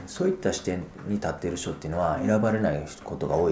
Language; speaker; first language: Japanese; native; Japanese